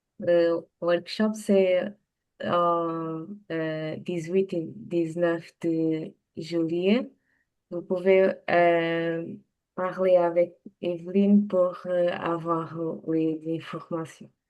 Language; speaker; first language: French; non-native, learner; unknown